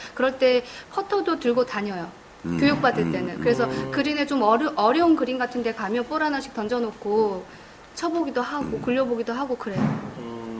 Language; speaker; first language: Korean; native; Korean